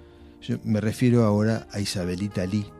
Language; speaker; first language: Spanish; native; Spanish